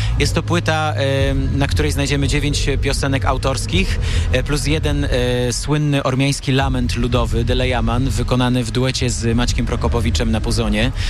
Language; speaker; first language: Polish; early bilingual, other home language; Armenian